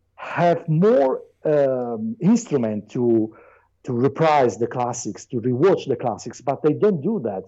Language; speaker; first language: English; non-native, fluent; Italian